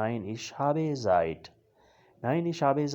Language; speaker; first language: German; non-native, fluent; Urdu